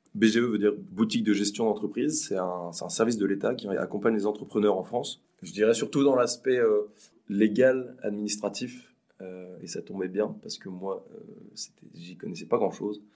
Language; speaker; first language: French; native; French